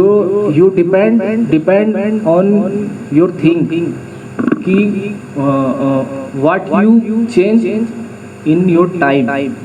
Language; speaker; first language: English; non-native, learner; Hindi